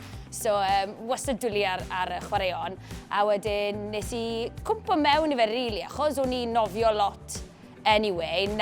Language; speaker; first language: Welsh; native; Welsh